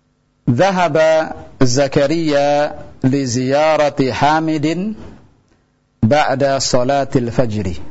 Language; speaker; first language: Arabic; non-native, fluent; Indonesian